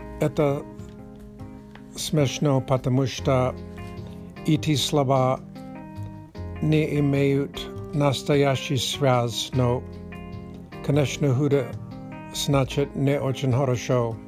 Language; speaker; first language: Russian; non-native, learner; English